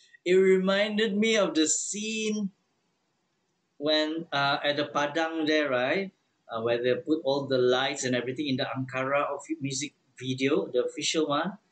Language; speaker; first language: English; non-native, local second language; Malay